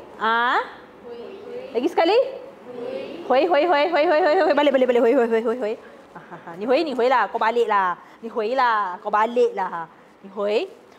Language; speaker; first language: Malay; native; Malay